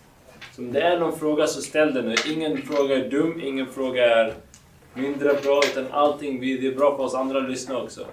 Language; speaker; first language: Swedish; native; Swedish